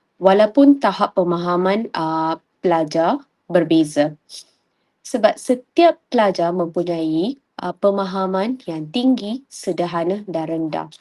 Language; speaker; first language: Malay; non-native, local second language; Tamil